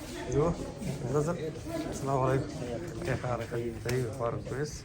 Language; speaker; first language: Arabic; non-native, fluent; Urdu